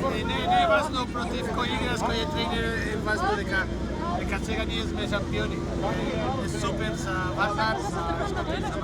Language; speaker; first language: Macedonian; non-native, learner; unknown